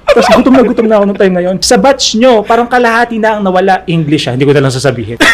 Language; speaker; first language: Filipino; native; Filipino